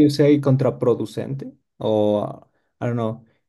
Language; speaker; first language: English; non-native, learner; Spanish